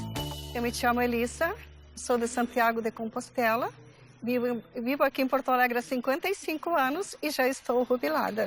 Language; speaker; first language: Portuguese; early bilingual, other home language; Galician